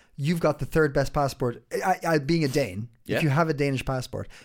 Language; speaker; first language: English; native; English